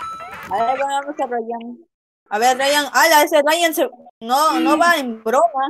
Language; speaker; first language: Spanish; native; Spanish